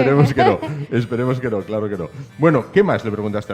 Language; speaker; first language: Spanish; native; Spanish